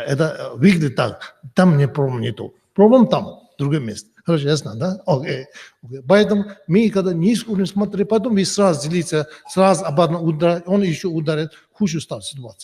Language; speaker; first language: Russian; non-native, learner; Tibetan